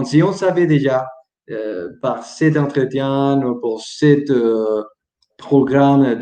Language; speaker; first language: French; non-native, learner; Spanish